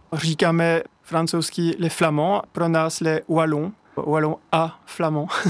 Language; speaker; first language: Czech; non-native, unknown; French